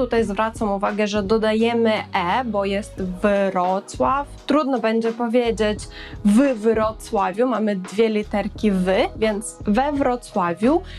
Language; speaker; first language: Polish; non-native, fluent; Ukrainian